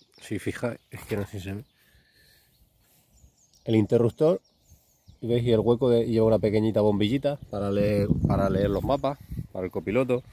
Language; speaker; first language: Spanish; native; Spanish